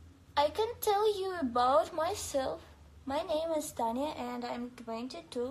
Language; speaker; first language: English; non-native, learner; Russian